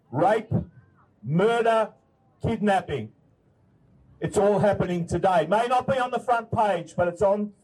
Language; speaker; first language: English; early bilingual, other home language; Ukrainian